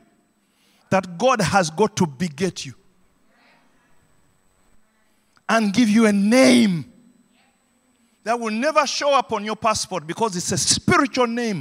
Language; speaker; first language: English; non-native, local second language; Ganda